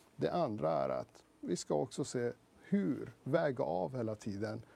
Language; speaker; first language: Swedish; early bilingual, other home language; Persian